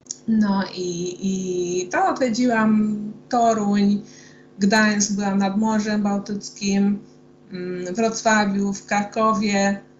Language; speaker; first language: Polish; non-native, fluent; Hungarian